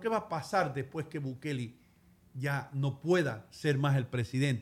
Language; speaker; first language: Spanish; native; Spanish